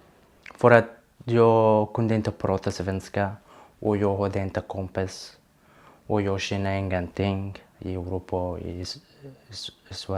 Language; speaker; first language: Swedish; non-native, learner; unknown